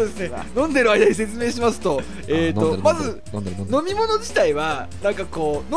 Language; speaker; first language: Japanese; native; Japanese